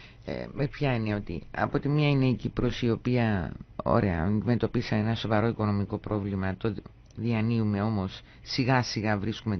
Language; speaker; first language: Greek; native; Greek